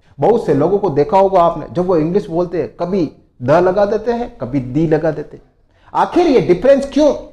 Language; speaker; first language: Hindi; native; Hindi